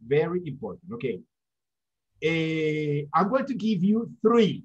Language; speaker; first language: English; non-native, fluent; Spanish